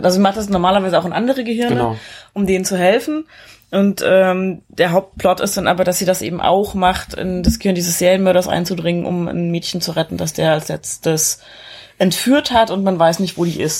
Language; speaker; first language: German; native; German